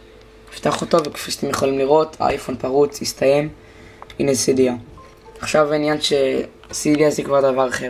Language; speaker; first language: Hebrew; native; Hebrew